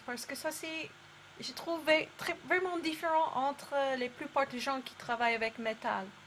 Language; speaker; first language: French; non-native, learner; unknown